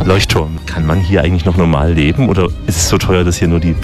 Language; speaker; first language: German; native; German